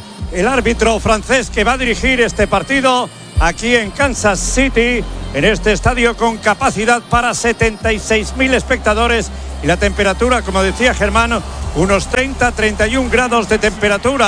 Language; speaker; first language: Spanish; native; Spanish